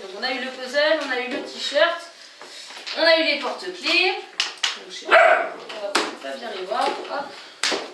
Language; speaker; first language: French; native; French